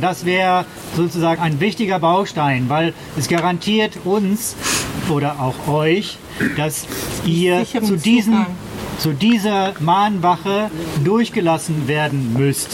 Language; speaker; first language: German; native; German